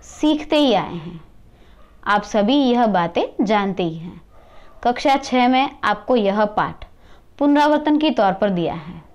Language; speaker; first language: Hindi; non-native, local second language; Gujarati